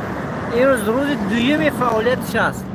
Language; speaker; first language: Russian; non-native, local second language; Tajik